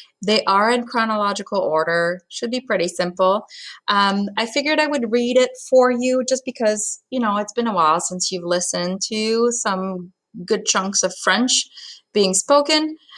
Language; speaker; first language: English; native; English